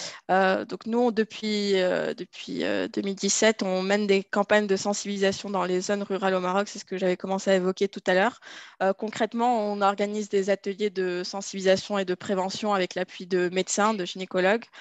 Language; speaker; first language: French; native; French